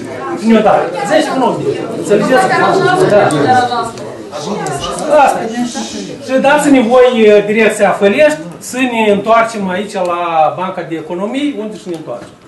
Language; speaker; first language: Romanian; native; Romanian